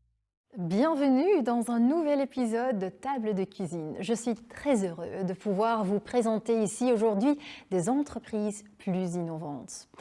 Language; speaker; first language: French; non-native, local second language; Dutch